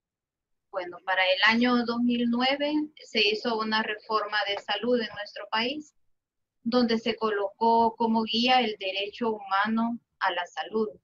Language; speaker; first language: Spanish; native; Spanish